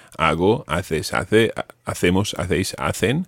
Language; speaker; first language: Spanish; non-native, fluent; English